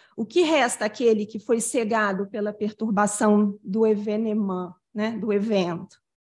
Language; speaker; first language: Portuguese; native; Portuguese